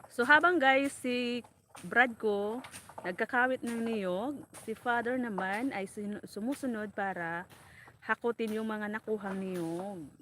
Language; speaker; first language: Filipino; non-native, local second language; Bikol